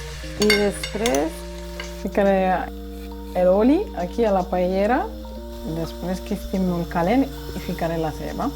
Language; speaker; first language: Catalan; non-native, fluent; Fula